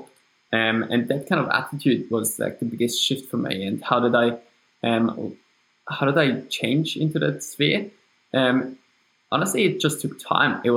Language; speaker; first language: English; non-native, fluent; German